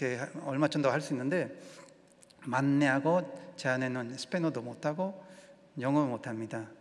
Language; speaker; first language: Korean; non-native, learner; Spanish